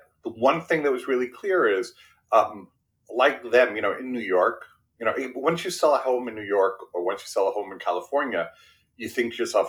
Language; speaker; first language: English; early bilingual, other home language; Spanish